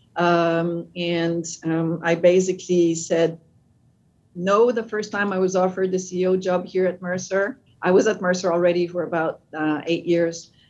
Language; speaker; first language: English; non-native, fluent; French